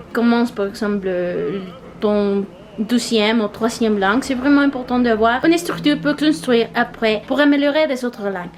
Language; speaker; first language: French; non-native, learner; Spanish